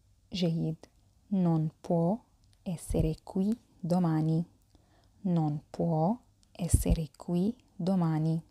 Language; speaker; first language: Italian; non-native, fluent; Arabic